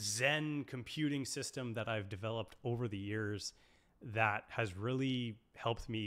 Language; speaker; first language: English; native; English